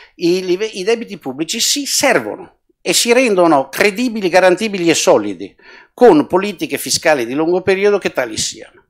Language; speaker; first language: Italian; non-native, local second language; Venetian